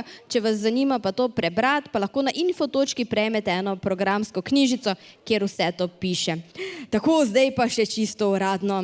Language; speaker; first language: Slovenian; native; Slovenian